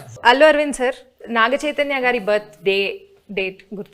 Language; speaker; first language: Telugu; native; Telugu